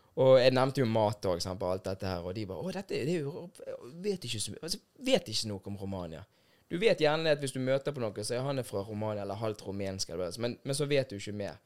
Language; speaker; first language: Norwegian; native; Norwegian